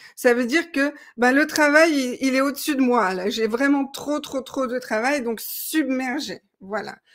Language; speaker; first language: French; native; French